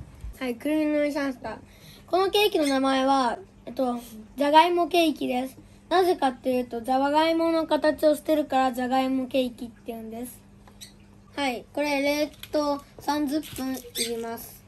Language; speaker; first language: Japanese; early bilingual, other home language; Russian